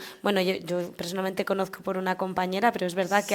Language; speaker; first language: Spanish; native; Spanish